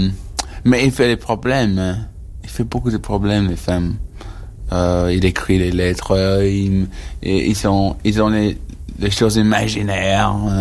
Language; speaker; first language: French; non-native, learner; English